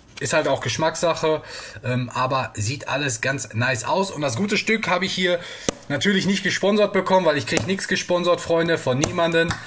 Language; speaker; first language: German; native; German